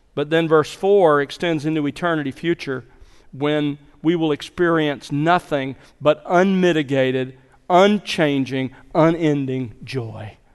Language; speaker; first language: English; native; English